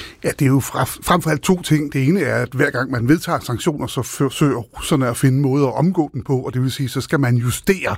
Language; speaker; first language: Danish; native; Danish